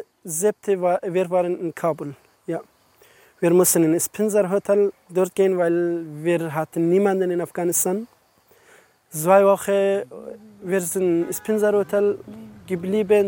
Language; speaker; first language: German; non-native, learner; Persian